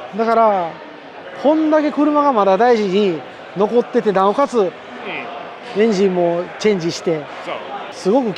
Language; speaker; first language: Japanese; native; Japanese